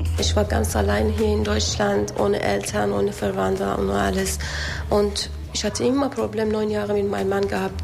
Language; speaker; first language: German; non-native, learner; Persian